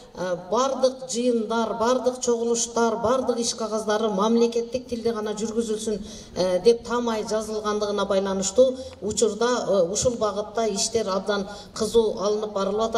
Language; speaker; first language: Kyrgyz; native; Kyrgyz